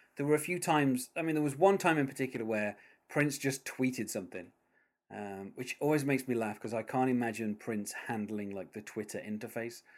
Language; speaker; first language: English; native; English